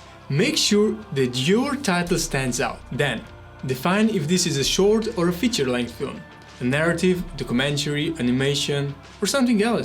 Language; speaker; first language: English; non-native, fluent; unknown